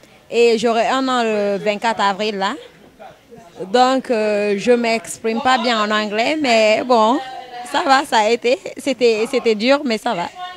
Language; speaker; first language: French; non-native, local second language; Fula